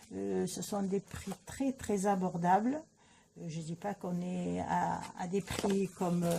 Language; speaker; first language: French; native; French